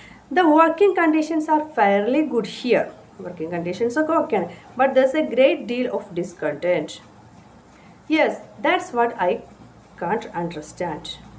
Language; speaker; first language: English; non-native, local second language; Malayalam